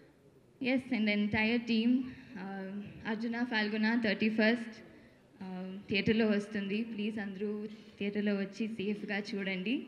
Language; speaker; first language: Telugu; non-native, learner; Tamil